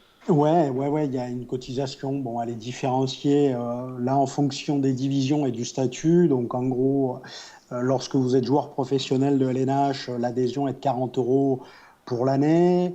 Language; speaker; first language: French; native; French